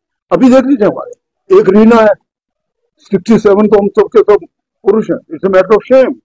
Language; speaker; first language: Hindi; native; Hindi